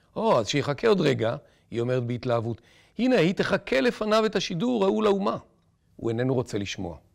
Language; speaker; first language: Hebrew; native; Hebrew